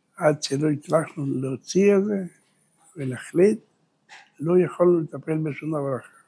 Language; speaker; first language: Hebrew; early bilingual, other home language; Spanish